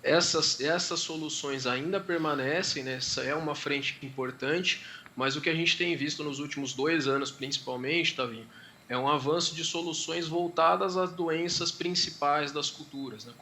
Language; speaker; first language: Portuguese; native; Portuguese